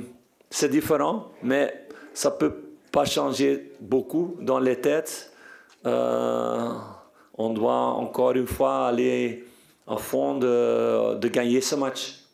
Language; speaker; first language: French; non-native, fluent; Dutch